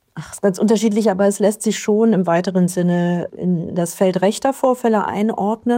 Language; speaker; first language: German; native; German